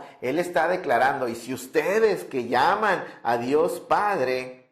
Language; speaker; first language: Spanish; native; Spanish